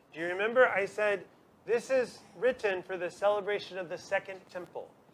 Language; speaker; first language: English; native; English